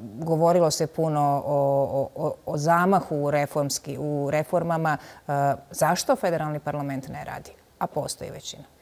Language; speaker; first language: Croatian; native; Croatian